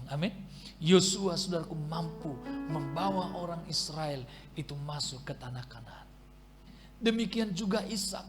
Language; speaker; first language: Indonesian; native; Indonesian